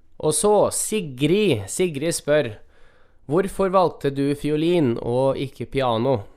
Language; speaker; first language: Norwegian; early bilingual, other home language; Russian